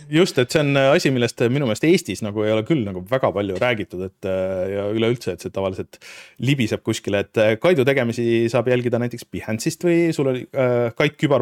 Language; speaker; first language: Estonian; native; Estonian